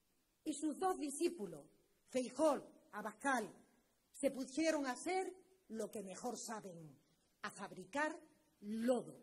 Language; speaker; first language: Spanish; native; Spanish